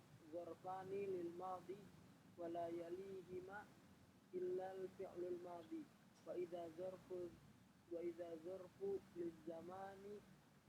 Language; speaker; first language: Arabic; non-native, learner; Indonesian